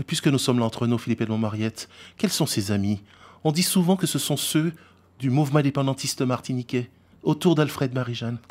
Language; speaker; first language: French; native; French